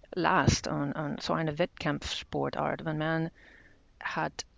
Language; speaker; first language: German; non-native, learner; English